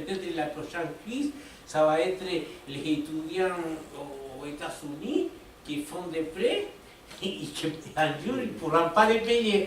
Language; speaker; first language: French; non-native, fluent; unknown